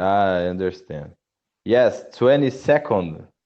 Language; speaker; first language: English; non-native, learner; Portuguese